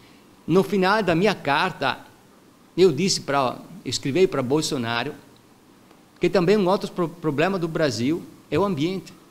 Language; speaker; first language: Portuguese; non-native, fluent; Italian